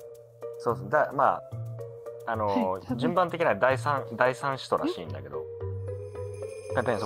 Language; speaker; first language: Japanese; native; Japanese